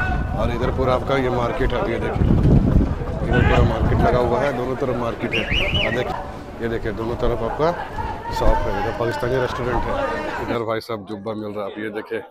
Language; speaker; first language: Hindi; native; Hindi